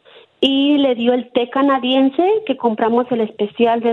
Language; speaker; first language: Spanish; native; Spanish